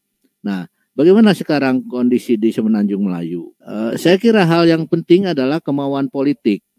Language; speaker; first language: Indonesian; native; Indonesian